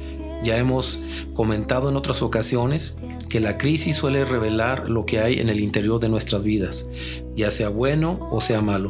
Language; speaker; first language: Spanish; native; Spanish